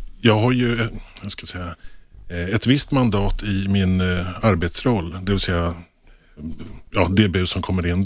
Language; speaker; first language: Swedish; native; Swedish